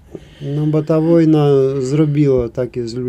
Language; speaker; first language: Polish; non-native, fluent; Ukrainian